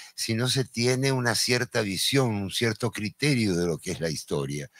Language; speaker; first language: Spanish; native; Spanish